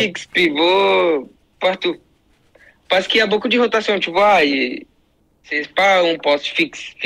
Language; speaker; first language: French; non-native, learner; Portuguese